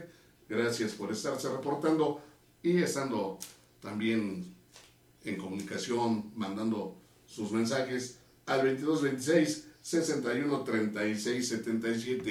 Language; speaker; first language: Spanish; native; Spanish